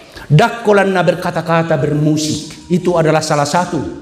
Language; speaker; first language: Indonesian; non-native, local second language; Batak Toba